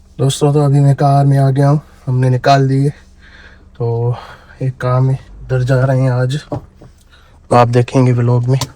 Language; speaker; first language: Urdu; non-native, local second language; Sindhi